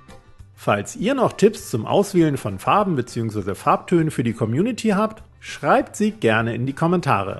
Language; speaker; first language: German; native; German